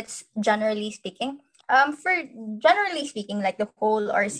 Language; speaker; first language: English; non-native, local second language; Hiligaynon